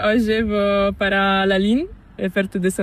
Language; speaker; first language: Spanish; non-native, learner; Italian